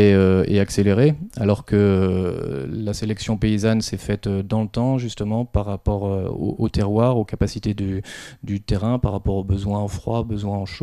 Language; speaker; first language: French; native; French